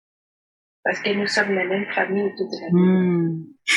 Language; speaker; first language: French; non-native, learner; Spanish